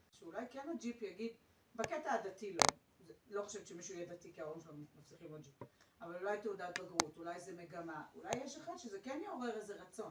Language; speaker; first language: Hebrew; native; Hebrew